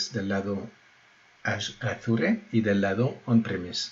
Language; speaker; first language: Spanish; non-native, fluent; French